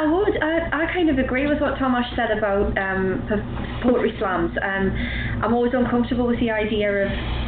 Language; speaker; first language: English; native; English